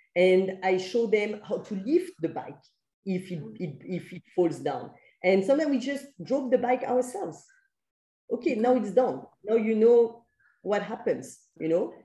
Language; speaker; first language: English; non-native, fluent; French